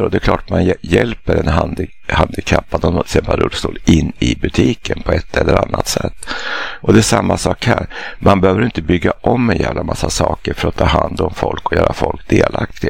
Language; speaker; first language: Swedish; native; Swedish